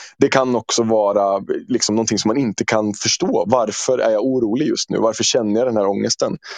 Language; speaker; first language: Swedish; early bilingual, other home language; Turkish